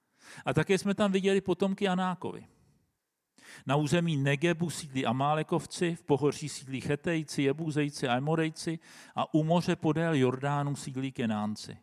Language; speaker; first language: Czech; native; Czech